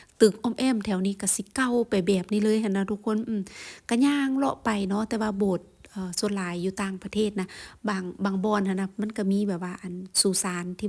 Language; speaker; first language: Thai; non-native, local second language; Lao